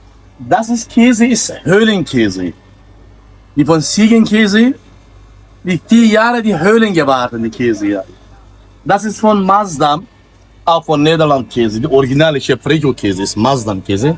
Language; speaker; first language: German; non-native, learner; Turkish